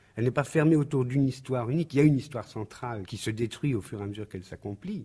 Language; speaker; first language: French; native; French